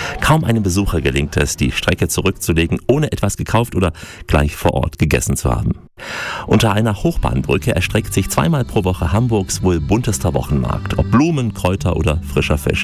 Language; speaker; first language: German; native; German